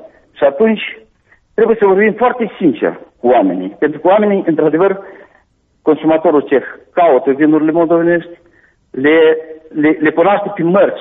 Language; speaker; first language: Romanian; native; Romanian